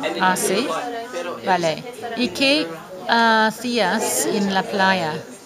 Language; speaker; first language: Spanish; non-native, fluent; English